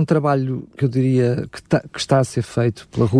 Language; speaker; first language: Portuguese; native; Portuguese